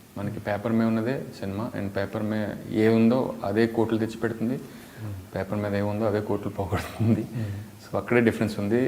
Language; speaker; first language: Telugu; native; Telugu